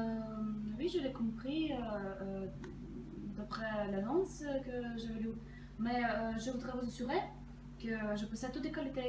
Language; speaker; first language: French; non-native, fluent; Russian